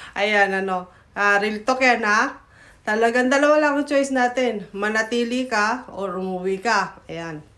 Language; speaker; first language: Filipino; native; Filipino